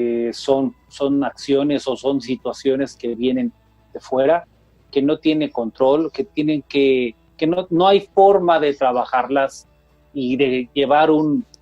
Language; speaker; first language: Spanish; native; Spanish